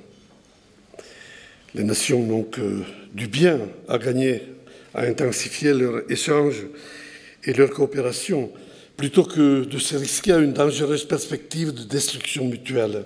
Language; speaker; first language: French; non-native, fluent; Italian